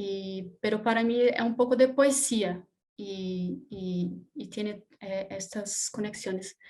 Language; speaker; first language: Spanish; non-native, learner; Portuguese